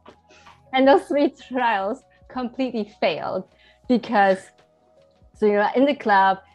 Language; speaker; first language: English; early bilingual, heritage; Chinese